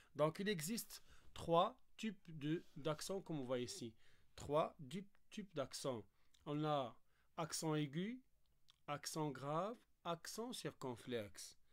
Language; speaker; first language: French; non-native, local second language; Arabic